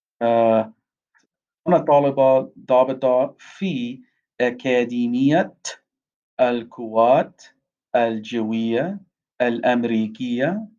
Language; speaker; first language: Arabic; non-native, fluent; English